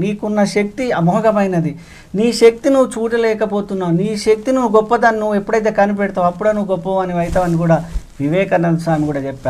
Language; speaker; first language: Telugu; native; Telugu